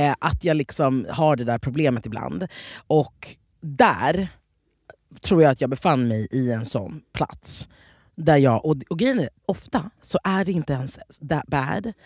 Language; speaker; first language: Swedish; native; Swedish